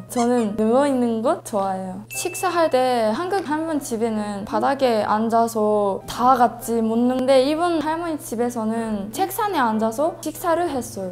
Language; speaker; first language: Korean; non-native, learner; Japanese